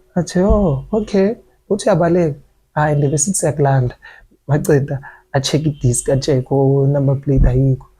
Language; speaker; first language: Zulu; native; Zulu